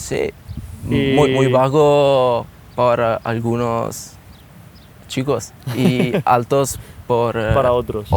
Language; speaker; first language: Spanish; non-native, learner; Italian